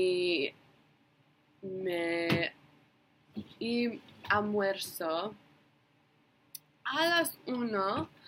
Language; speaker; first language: Spanish; non-native, learner; English